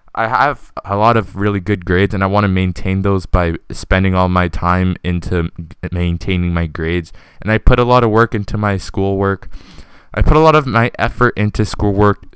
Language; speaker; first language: English; native; English